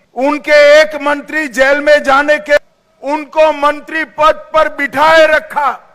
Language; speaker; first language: Hindi; non-native, local second language; Gujarati